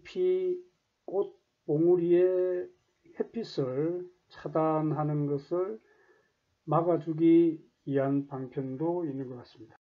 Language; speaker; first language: Korean; native; Korean